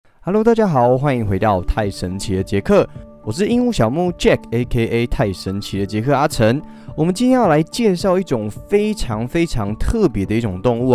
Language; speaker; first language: Chinese; native; Chinese